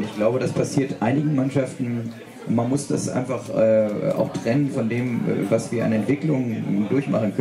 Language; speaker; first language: German; native; German